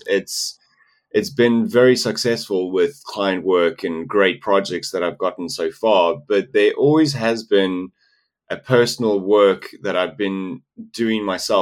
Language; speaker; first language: English; non-native, local second language; Afrikaans